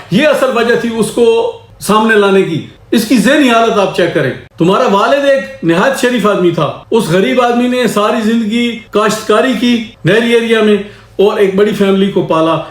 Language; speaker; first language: Urdu; non-native, local second language; Punjabi